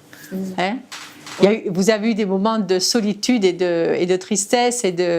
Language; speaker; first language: French; native; French